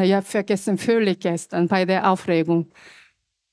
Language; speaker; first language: German; non-native, fluent; Korean